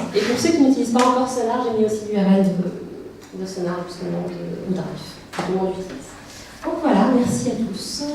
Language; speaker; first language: French; native; French